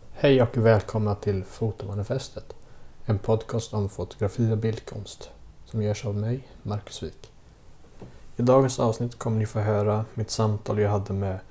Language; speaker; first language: Swedish; native; Swedish